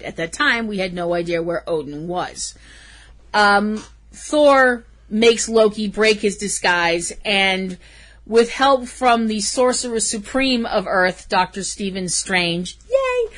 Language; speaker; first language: English; native; English